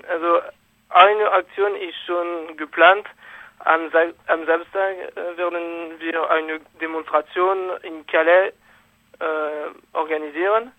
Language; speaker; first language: German; non-native, fluent; French